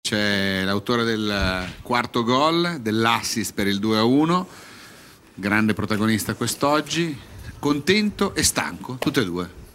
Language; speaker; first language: Italian; native; Italian